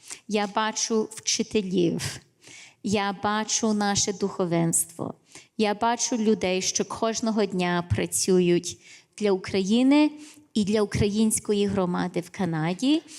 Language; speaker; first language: Ukrainian; early bilingual, heritage; English